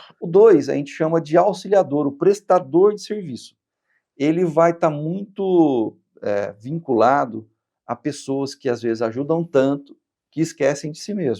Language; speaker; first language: Portuguese; native; Portuguese